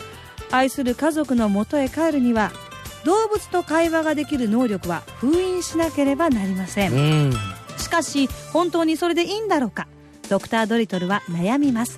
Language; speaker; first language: Japanese; native; Japanese